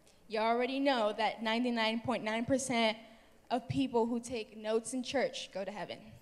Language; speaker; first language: English; native; English